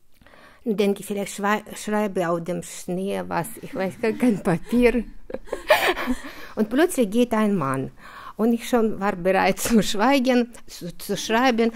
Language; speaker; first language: German; non-native, fluent; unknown